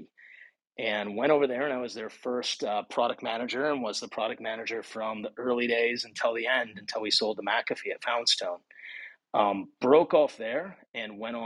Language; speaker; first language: English; native; English